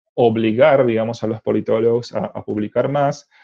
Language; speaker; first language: Spanish; non-native, fluent; Czech